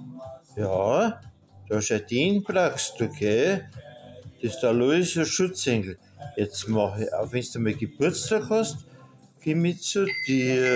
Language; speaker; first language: German; native; German